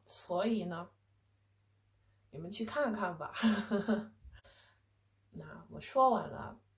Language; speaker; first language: Chinese; non-native, fluent; English